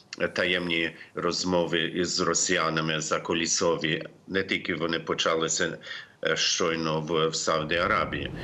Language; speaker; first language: Ukrainian; early bilingual, heritage; Ukrainian